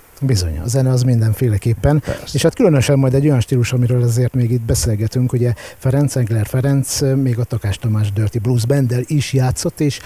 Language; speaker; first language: Hungarian; native; Hungarian